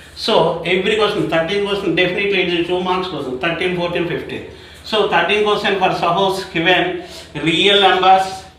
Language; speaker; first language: English; non-native, local second language; Telugu